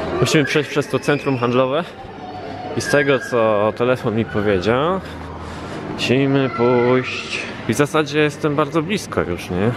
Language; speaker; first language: Polish; native; Polish